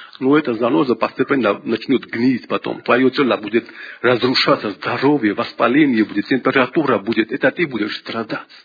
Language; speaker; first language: Russian; non-native, local second language; Georgian